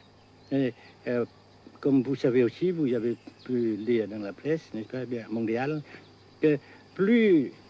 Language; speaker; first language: French; non-native, local second language; Vietnamese